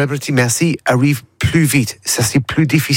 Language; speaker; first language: French; non-native, learner; English